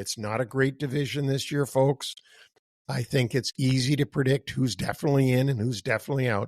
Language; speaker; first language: English; native; English